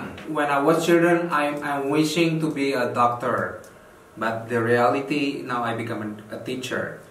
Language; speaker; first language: English; non-native, fluent; Indonesian